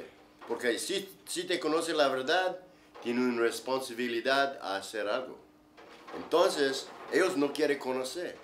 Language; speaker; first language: Spanish; non-native, learner; English